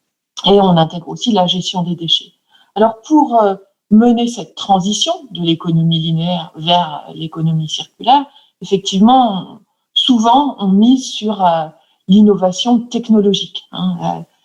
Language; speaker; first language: French; native; French